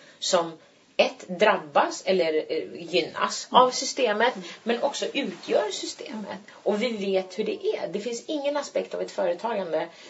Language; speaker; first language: Swedish; early bilingual, other home language; Turkish